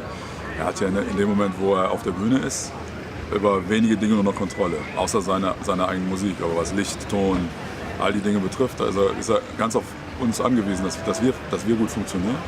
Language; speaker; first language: German; native; German